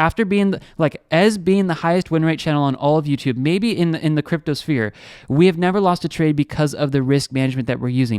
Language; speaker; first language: English; native; English